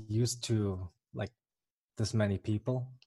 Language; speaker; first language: English; non-native, fluent; German